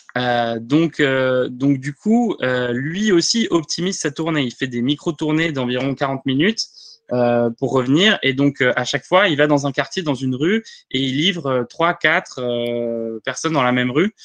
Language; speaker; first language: French; native; French